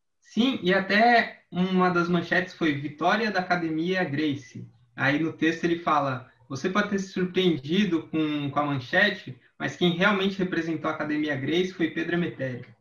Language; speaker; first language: Portuguese; native; Portuguese